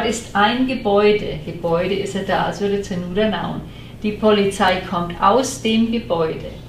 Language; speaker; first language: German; non-native, fluent; English